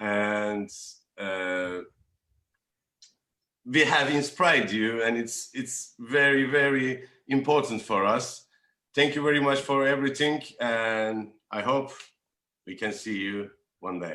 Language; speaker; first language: English; non-native, fluent; Turkish